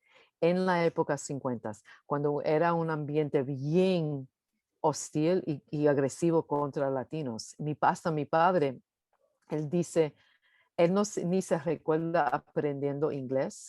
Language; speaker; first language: Spanish; early bilingual, heritage; English